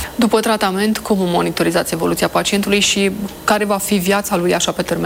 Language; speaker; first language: Romanian; native; Romanian